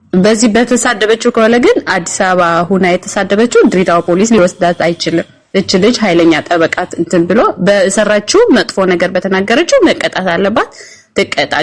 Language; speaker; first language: Amharic; non-native, local second language; Tigrinya